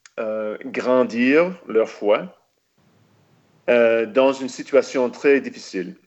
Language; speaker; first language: French; non-native, local second language; English